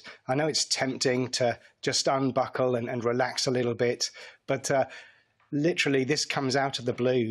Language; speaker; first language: English; native; English